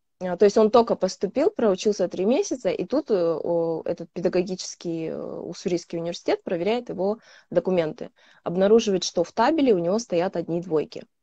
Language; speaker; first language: Russian; native; Russian